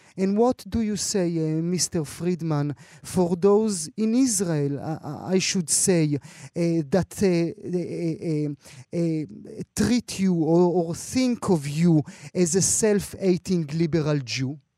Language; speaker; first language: English; non-native, fluent; Hebrew